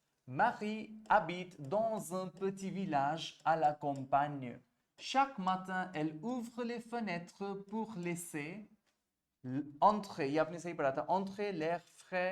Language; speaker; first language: French; non-native, fluent; Hindi